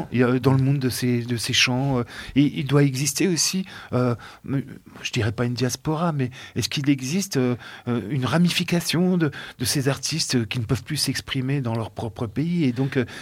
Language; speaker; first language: French; native; French